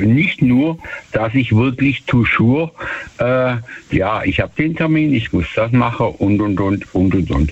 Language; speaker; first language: German; native; German